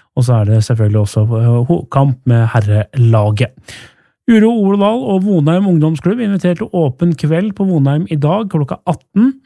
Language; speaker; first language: Norwegian; native; Norwegian